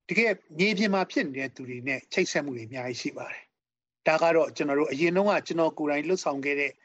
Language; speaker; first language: Burmese; native; Burmese